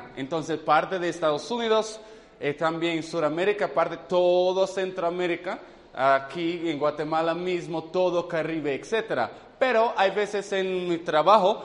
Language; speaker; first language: Spanish; non-native, fluent; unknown